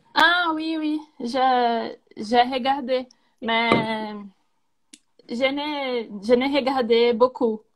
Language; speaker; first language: French; non-native, learner; Portuguese